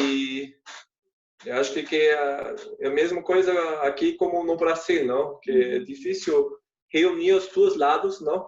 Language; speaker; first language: Portuguese; non-native, fluent; German